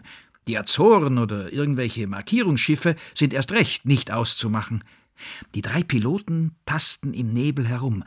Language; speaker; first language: German; native; German